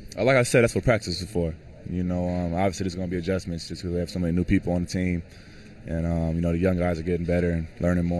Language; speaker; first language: English; native; English